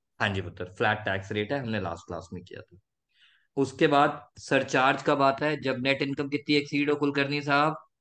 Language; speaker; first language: Hindi; native; Hindi